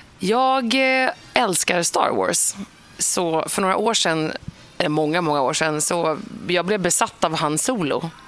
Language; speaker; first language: Swedish; native; Swedish